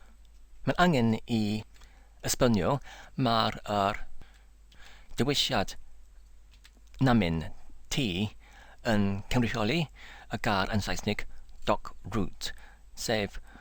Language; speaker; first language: Welsh; non-native, learner; English